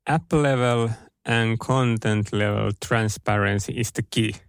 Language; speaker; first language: English; non-native, fluent; Finnish